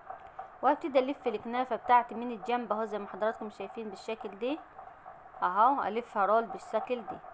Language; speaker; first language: Arabic; native; Arabic